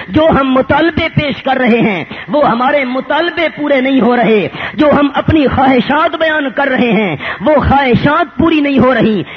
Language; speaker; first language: Urdu; non-native, local second language; Punjabi